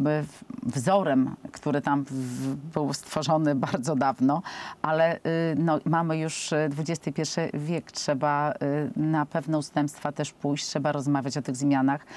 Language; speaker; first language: Polish; native; Polish